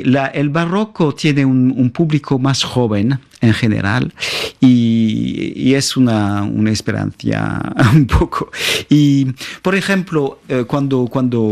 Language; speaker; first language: Spanish; non-native, fluent; French